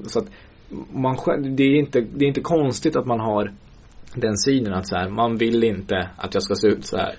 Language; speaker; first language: Swedish; early bilingual, other home language; Kurdish